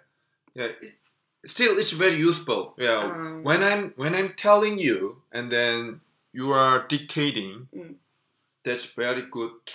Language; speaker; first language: English; non-native, fluent; Korean